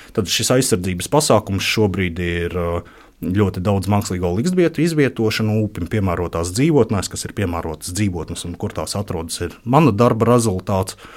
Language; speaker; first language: Latvian; native; Latvian